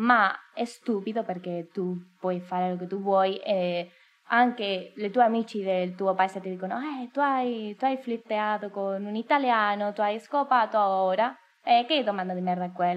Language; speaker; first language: Italian; non-native, learner; Spanish